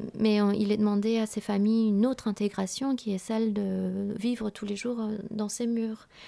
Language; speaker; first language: French; early bilingual, other home language; Vietnamese